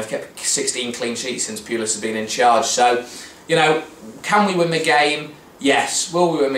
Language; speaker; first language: English; native; English